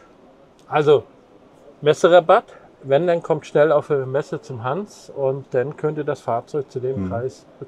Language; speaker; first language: German; native; German